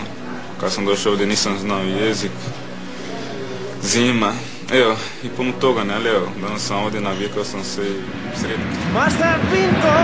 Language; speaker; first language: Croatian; non-native, learner; Portuguese